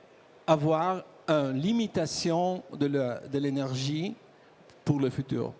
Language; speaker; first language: French; non-native, learner; Italian